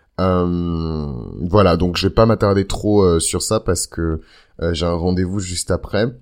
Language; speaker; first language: French; native; French